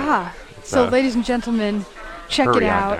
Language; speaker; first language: English; native; English